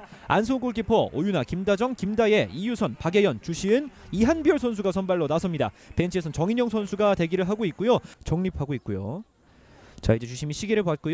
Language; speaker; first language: Korean; native; Korean